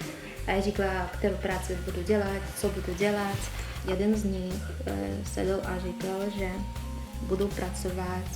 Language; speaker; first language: Czech; non-native, fluent; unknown